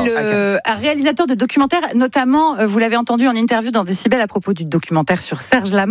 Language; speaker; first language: French; native; French